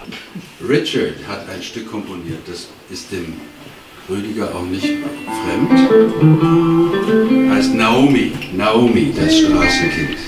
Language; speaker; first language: German; native; German